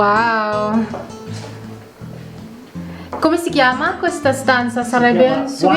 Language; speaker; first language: Italian; non-native, learner; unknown